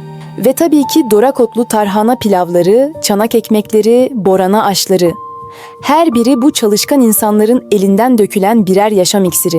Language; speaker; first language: Turkish; native; Turkish